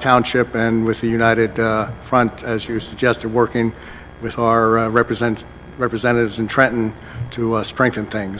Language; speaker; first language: English; native; English